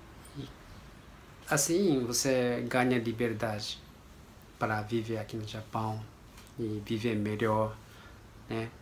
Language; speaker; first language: Portuguese; non-native, learner; Japanese